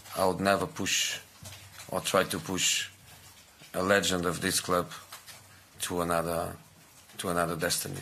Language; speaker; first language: English; non-native, fluent; Portuguese